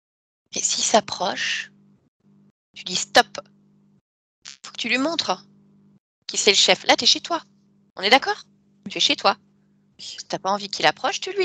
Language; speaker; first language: French; native; French